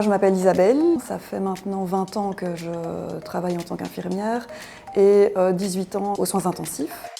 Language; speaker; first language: French; native; French